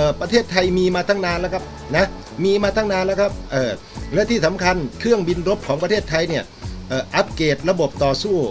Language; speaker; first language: Thai; native; Thai